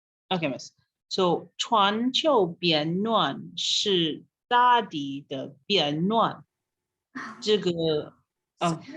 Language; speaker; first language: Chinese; non-native, learner; English